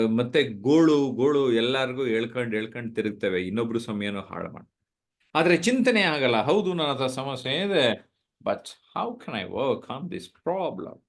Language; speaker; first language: Kannada; native; Kannada